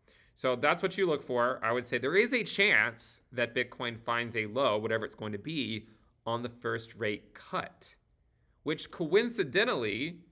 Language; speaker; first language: English; native; English